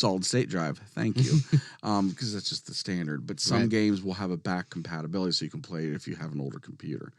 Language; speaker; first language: English; native; English